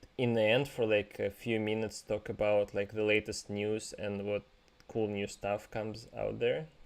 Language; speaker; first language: English; non-native, fluent; Russian